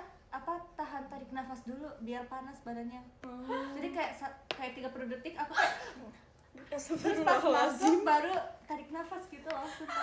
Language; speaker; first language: Indonesian; early bilingual, heritage; Indonesian